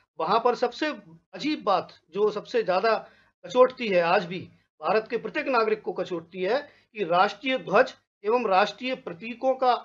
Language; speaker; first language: Hindi; native; Hindi